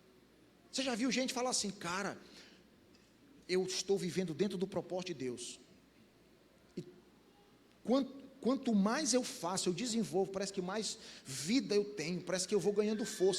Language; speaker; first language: Portuguese; native; Portuguese